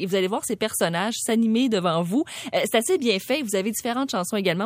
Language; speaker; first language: French; native; French